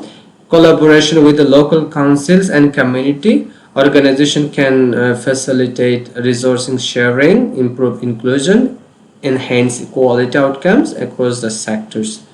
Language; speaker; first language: English; non-native, local second language; Bangla